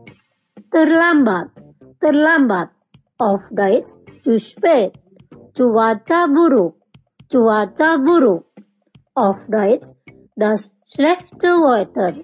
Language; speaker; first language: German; non-native, fluent; Indonesian